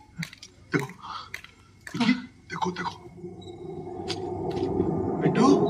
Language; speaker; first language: Hindi; native; Hindi